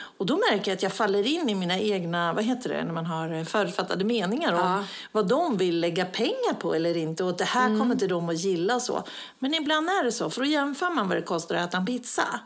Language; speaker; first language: Swedish; native; Swedish